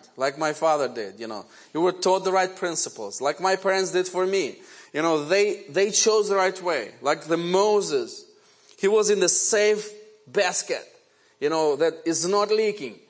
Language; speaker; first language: English; non-native, fluent; Ukrainian